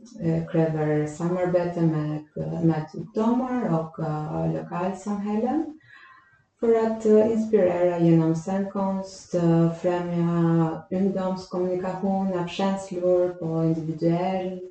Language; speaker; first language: Swedish; non-native, fluent; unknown